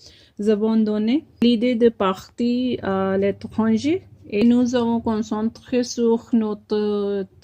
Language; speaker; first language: French; non-native, fluent; Punjabi